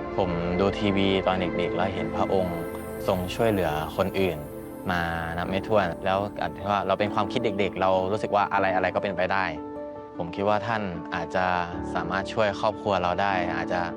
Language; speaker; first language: Thai; native; Thai